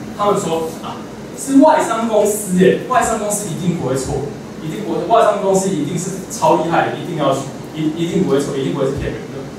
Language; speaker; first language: Chinese; native; Chinese